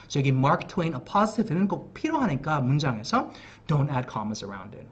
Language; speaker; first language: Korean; early bilingual, heritage; English